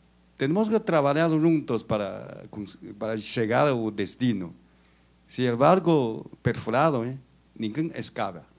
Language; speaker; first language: Portuguese; non-native, learner; Chinese